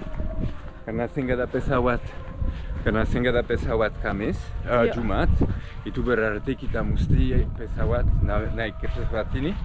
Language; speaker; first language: Indonesian; non-native, fluent; French